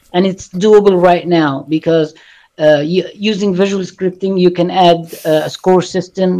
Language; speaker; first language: English; non-native, fluent; Arabic